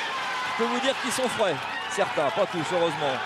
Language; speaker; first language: French; native; French